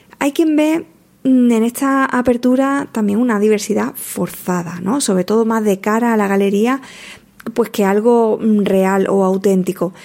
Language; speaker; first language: Spanish; native; Spanish